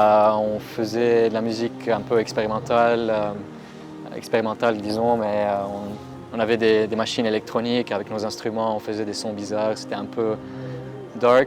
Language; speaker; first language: French; non-native, local second language; Arabic